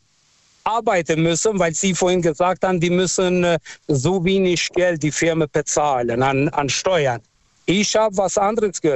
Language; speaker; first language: German; non-native, fluent; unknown